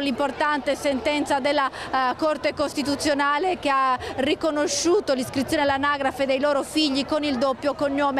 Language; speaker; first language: Italian; native; Italian